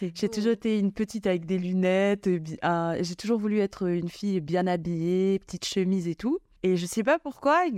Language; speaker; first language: French; non-native, local second language; Malagasy